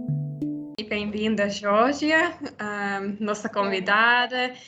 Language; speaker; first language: Portuguese; non-native, learner; Finnish